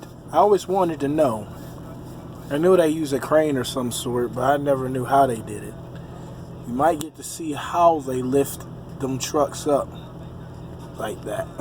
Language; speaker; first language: English; native; English